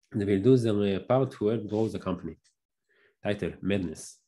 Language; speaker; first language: English; non-native, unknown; Hebrew